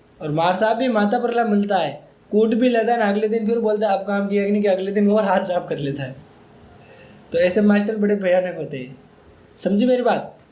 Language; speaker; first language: Hindi; native; Hindi